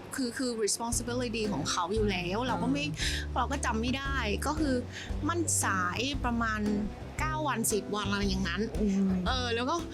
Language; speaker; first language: Thai; non-native, fluent; Vietnamese